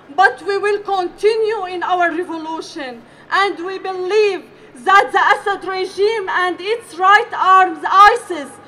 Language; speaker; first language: English; non-native, fluent; Arabic